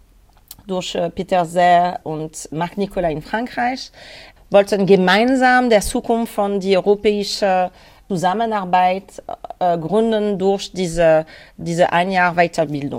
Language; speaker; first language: German; non-native, learner; French